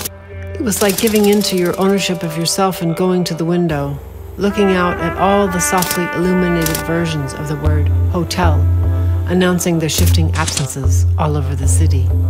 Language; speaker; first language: English; native; English